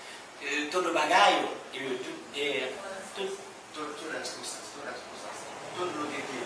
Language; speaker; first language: Portuguese; non-native, learner; Haitian Creole